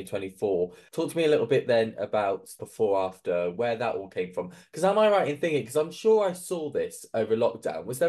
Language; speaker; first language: English; native; English